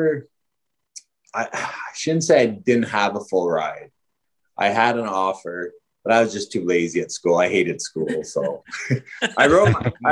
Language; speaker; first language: English; native; English